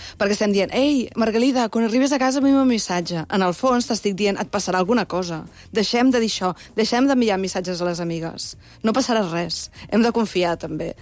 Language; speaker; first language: Catalan; native; Catalan